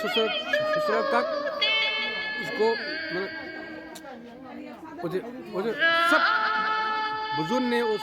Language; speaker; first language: Hindi; non-native, local second language; Rongmei Naga